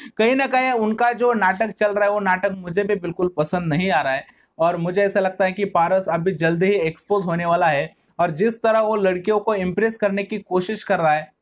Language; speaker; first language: Hindi; non-native, local second language; Marathi